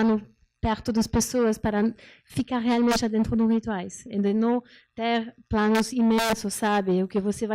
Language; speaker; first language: Portuguese; non-native, learner; French